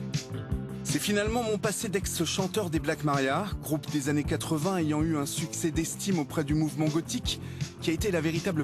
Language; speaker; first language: French; native; French